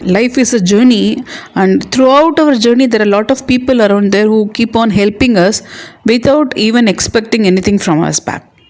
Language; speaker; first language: English; non-native, local second language; Tamil